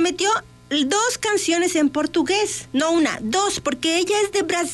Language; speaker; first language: Spanish; native; Spanish